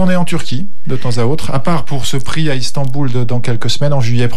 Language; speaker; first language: French; native; French